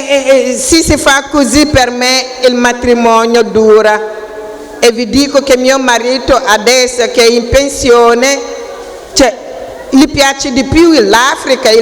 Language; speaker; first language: Italian; non-native, fluent; Wolof